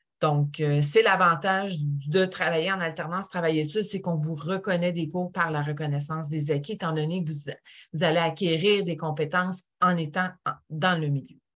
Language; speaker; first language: French; native; French